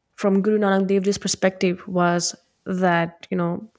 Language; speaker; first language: English; non-native, local second language; Punjabi